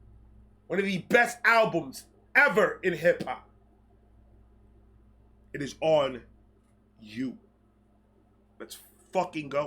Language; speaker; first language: English; native; English